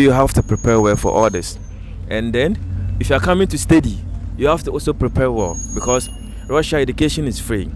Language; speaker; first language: English; native; English